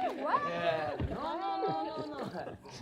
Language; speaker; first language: English; non-native, fluent; French